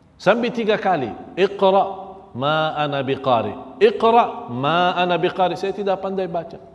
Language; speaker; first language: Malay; non-native, fluent; Arabic